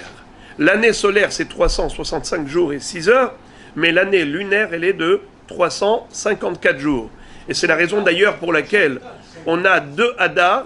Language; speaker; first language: French; native; French